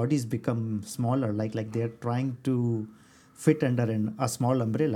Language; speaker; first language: English; non-native, local second language; Hindi